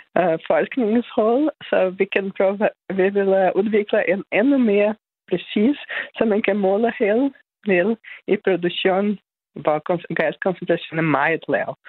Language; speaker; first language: Danish; non-native, fluent; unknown